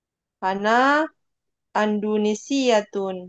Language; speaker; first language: Arabic; non-native, learner; Indonesian